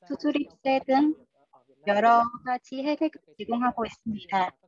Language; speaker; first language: Korean; non-native, fluent; Vietnamese